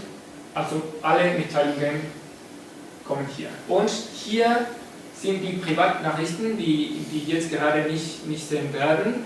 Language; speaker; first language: German; non-native, fluent; Spanish